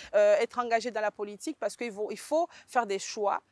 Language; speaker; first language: French; native; French